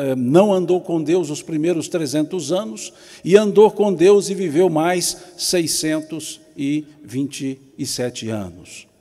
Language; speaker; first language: Portuguese; native; Portuguese